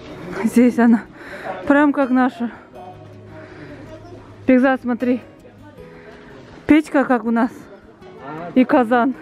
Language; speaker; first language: Russian; non-native, local second language; Kazakh